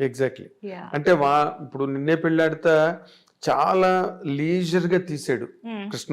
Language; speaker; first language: Telugu; native; Telugu